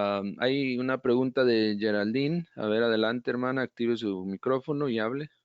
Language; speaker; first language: Spanish; native; Spanish